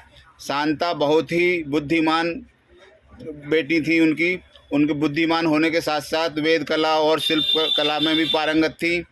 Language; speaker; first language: Hindi; native; Hindi